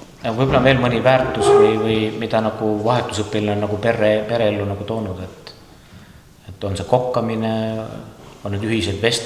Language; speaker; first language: Estonian; native; Estonian